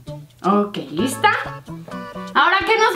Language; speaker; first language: Spanish; native; Spanish